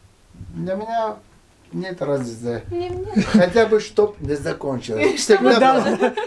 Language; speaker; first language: Russian; non-native, local second language; Armenian